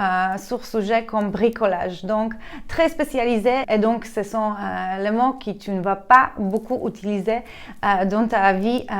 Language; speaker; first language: French; non-native, fluent; Polish